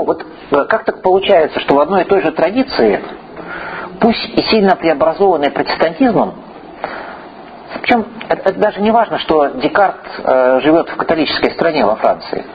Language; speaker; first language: Russian; native; Russian